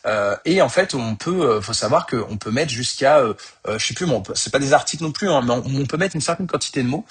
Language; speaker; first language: French; native; French